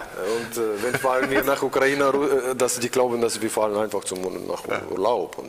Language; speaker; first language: German; non-native, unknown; Russian